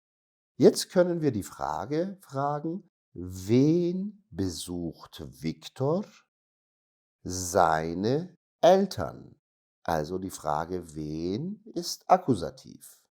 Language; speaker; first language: German; non-native, fluent; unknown